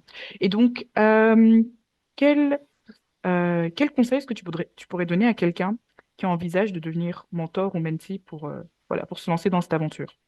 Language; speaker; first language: French; native; French